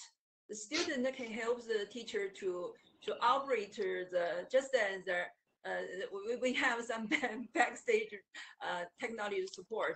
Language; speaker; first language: English; non-native, learner; Chinese